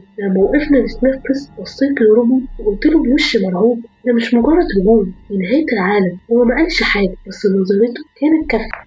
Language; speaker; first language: Arabic; native; Arabic